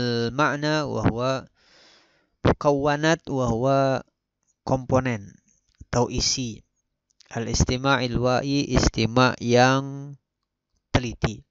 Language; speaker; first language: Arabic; non-native, fluent; Indonesian